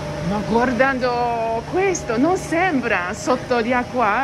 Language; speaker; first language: Italian; non-native, learner; Japanese